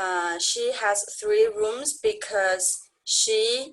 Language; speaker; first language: English; non-native, fluent; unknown